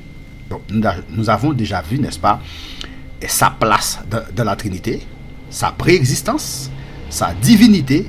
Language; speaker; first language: French; non-native, local second language; Haitian Creole